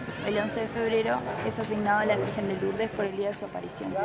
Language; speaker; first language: Spanish; native; Spanish